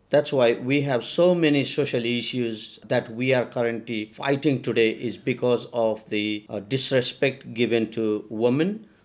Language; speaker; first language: English; non-native, local second language; Nepali